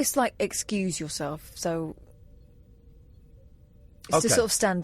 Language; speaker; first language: English; native; English